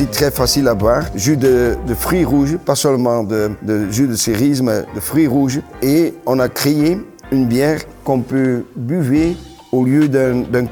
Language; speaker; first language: French; non-native, local second language; Dutch